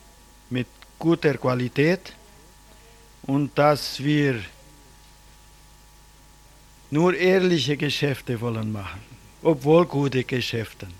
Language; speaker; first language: German; early bilingual, heritage; German